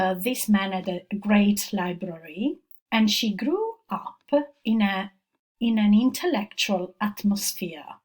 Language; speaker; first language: English; non-native, fluent; Italian